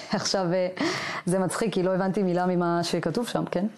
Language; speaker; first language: Hebrew; native; Hebrew